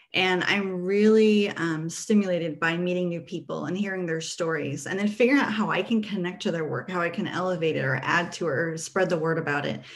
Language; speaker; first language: English; early bilingual, other home language; Spanish